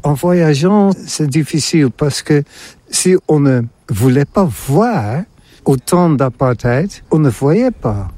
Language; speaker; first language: French; non-native, fluent; Dutch